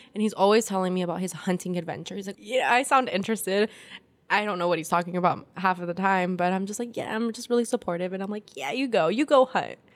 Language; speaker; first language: English; early bilingual, other home language; Spanish